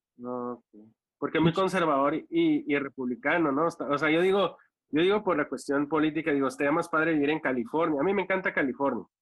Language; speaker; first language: Spanish; native; Spanish